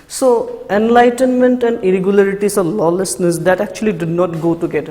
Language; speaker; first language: English; non-native, local second language; Assamese